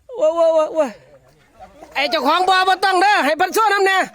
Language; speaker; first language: Thai; native; Thai